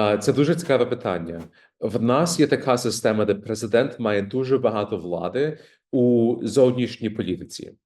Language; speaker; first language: Ukrainian; early bilingual, heritage; Ukrainian